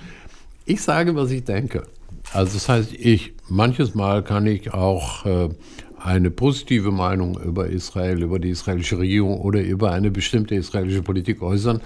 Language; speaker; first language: German; non-native, fluent; Hebrew